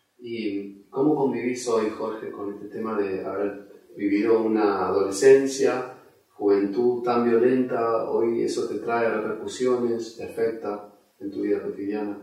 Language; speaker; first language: Spanish; native; Spanish